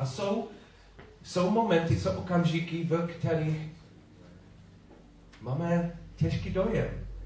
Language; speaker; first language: Czech; non-native, learner; English